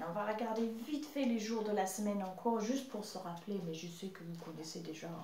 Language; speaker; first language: French; non-native, fluent; English